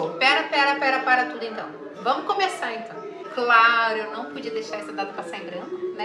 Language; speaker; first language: Portuguese; native; Portuguese